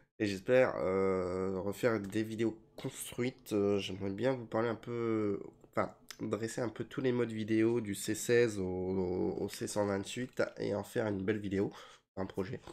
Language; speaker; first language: French; native; French